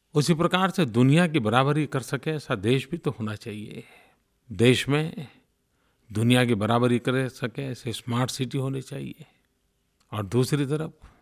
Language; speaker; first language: Hindi; non-native, local second language; Gujarati